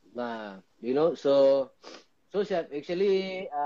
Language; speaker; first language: English; non-native, local second language; Malay